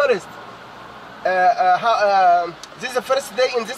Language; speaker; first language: English; non-native, learner; Arabic